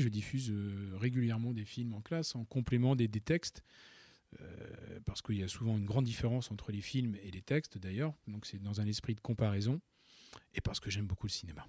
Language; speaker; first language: French; native; French